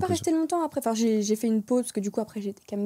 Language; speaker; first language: French; native; French